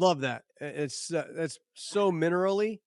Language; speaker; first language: English; native; English